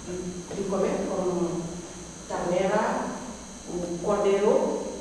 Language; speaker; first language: French; non-native, learner; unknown